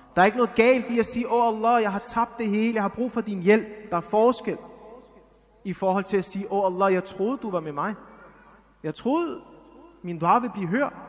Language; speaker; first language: Danish; early bilingual, other home language; Arabic